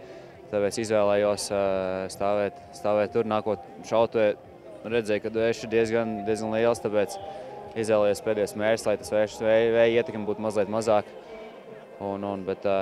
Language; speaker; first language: Latvian; native; Latvian